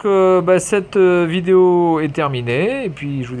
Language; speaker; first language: French; native; French